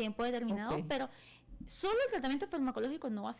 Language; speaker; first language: Spanish; native; Spanish